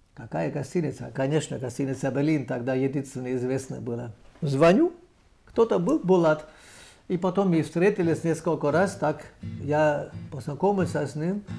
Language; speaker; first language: Russian; non-native, fluent; German